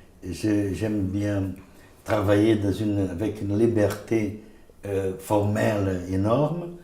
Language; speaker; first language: French; non-native, fluent; Portuguese